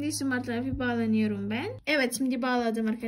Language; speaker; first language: Turkish; non-native, learner; Indonesian